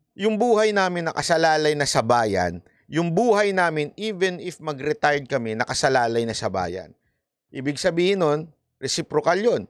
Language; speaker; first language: Filipino; native; Filipino